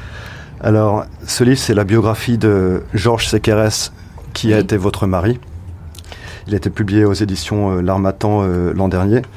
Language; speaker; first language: French; native; French